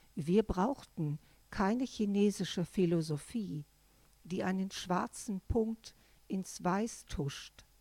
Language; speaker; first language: German; native; German